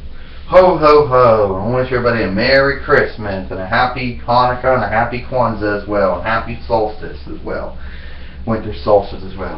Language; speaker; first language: English; native; English